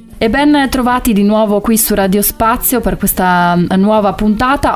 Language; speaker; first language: Italian; native; Italian